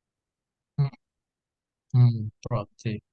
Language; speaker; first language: English; non-native, learner; Vietnamese